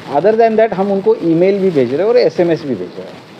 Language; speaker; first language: Hindi; non-native, local second language; Marathi